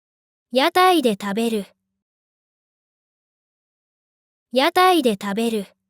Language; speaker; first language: Japanese; native; Japanese